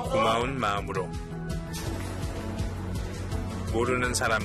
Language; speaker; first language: Korean; non-native, fluent; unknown